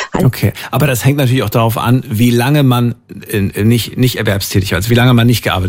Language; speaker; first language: German; native; German